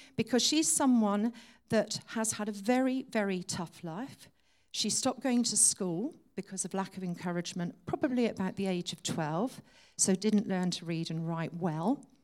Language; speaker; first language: English; native; English